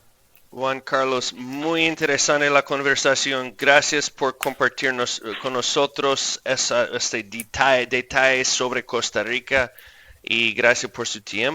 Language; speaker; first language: Spanish; non-native, fluent; English